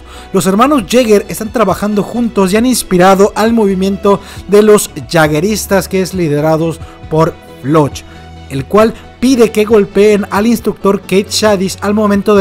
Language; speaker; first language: Spanish; native; Spanish